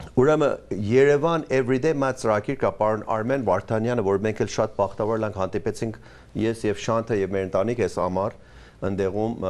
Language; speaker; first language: Armenian; early bilingual, heritage; Armenian